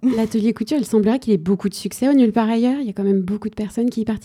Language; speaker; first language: French; native; French